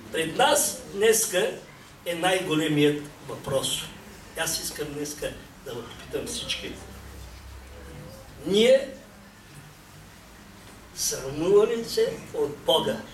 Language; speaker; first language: Bulgarian; non-native, local second language; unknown